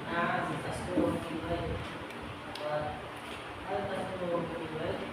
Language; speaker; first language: Arabic; non-native, learner; Indonesian